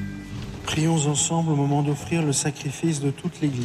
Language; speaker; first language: French; native; French